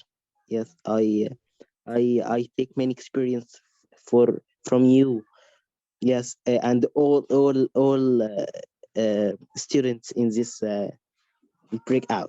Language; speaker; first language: English; non-native, learner; Spanish